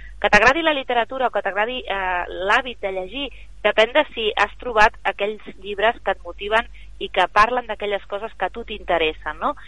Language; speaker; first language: Catalan; native; Catalan